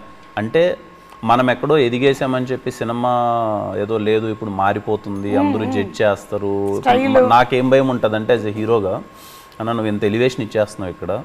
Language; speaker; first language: Telugu; native; Telugu